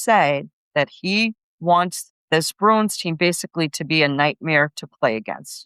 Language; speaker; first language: English; native; English